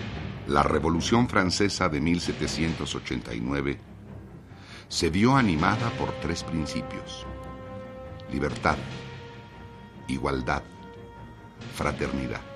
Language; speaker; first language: Spanish; native; Spanish